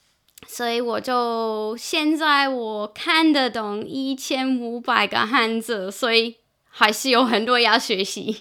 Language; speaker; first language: Chinese; non-native, fluent; English